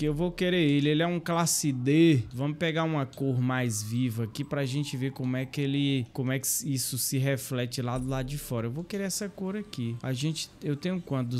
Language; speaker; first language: Portuguese; native; Portuguese